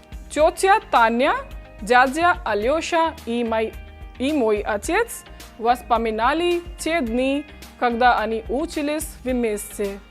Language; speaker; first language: Russian; non-native, fluent; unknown